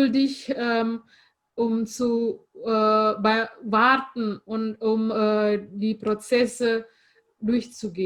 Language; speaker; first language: German; non-native, fluent; Indonesian